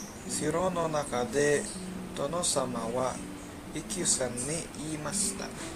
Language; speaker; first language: Japanese; non-native, learner; Indonesian